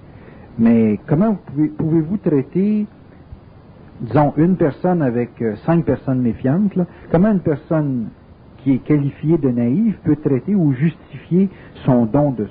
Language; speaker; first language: French; native; French